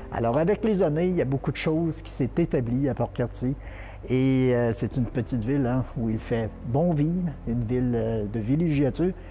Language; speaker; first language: French; native; French